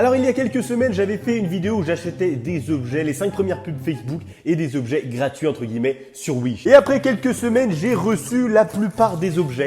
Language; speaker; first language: French; native; French